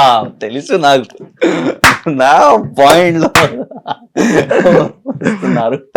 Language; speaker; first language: Telugu; non-native, learner; Hindi